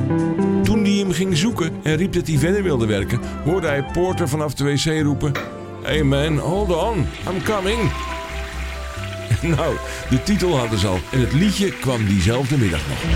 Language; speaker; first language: Dutch; native; Dutch